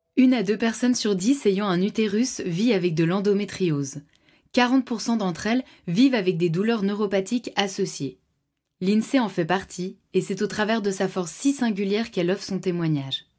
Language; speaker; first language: French; native; French